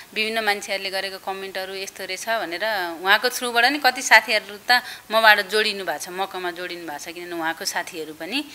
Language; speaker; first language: Nepali; native; Nepali